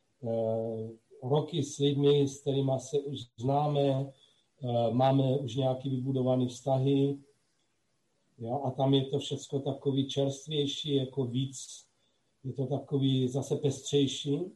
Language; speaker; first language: Czech; non-native, local second language; Slovak